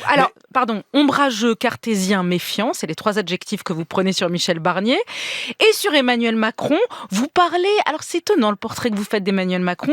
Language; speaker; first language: French; native; French